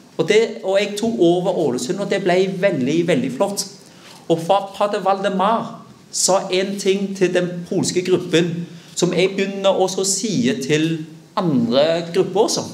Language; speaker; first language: Norwegian; early bilingual, other home language; Vietnamese